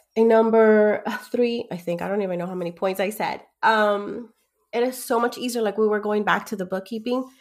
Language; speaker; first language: English; early bilingual, other home language; Spanish